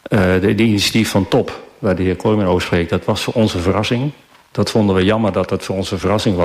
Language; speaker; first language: Dutch; native; Dutch